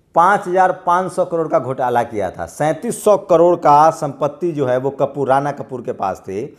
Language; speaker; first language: Hindi; native; Hindi